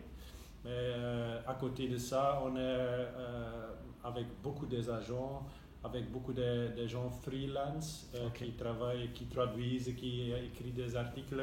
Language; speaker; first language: French; non-native, local second language; Dutch